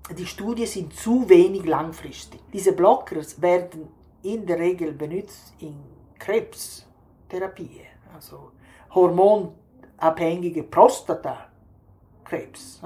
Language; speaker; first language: German; non-native, fluent; Italian